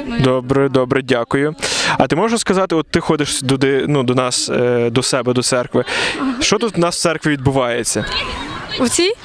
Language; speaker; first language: Ukrainian; native; Ukrainian